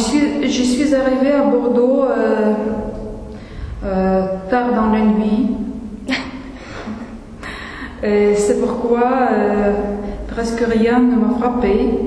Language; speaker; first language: French; non-native, fluent; Russian